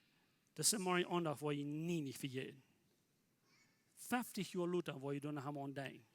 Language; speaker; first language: German; non-native, learner; Plautdietsch